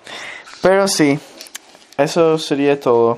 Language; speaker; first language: Spanish; non-native, learner; English